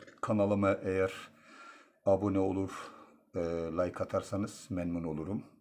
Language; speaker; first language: Turkish; native; Turkish